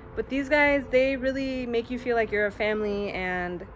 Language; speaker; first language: English; native; English